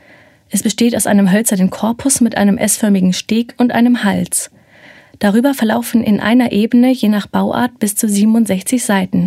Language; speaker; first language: German; native; German